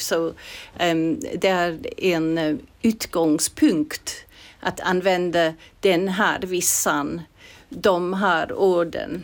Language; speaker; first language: Swedish; non-native, fluent; English